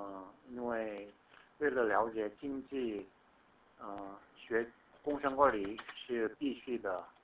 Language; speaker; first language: Chinese; non-native, fluent; Korean